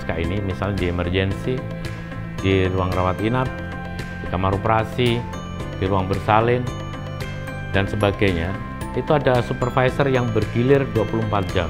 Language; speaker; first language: Indonesian; non-native, local second language; Javanese